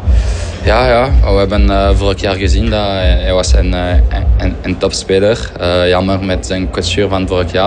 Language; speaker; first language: Dutch; non-native, fluent; French